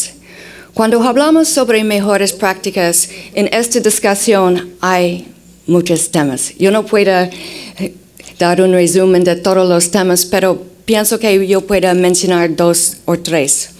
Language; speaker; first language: Spanish; non-native, fluent; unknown